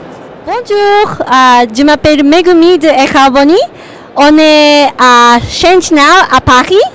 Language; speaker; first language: French; non-native, learner; Japanese